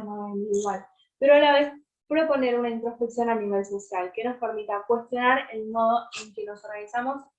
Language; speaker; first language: Spanish; native; Spanish